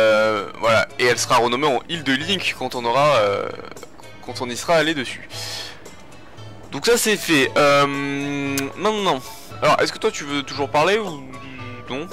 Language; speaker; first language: French; native; French